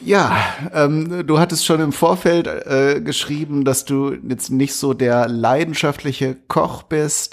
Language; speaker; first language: German; native; German